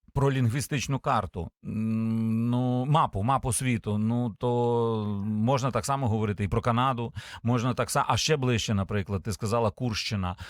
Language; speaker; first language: Ukrainian; native; Ukrainian